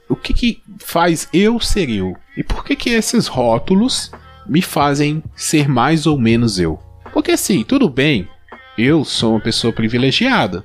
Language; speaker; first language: Portuguese; native; Portuguese